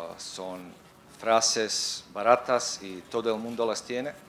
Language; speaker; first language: Spanish; non-native, fluent; Bosnian